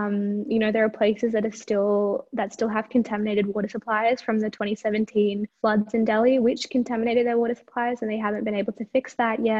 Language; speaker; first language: English; early bilingual, other home language; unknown